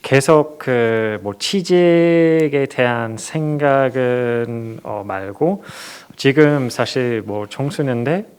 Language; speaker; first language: Korean; non-native, fluent; English